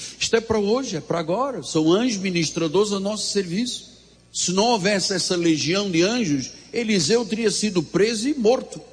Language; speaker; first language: Portuguese; native; Portuguese